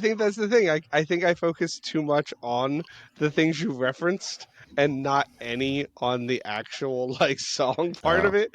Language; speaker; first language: English; native; English